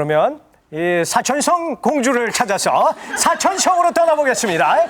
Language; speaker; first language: Korean; native; Korean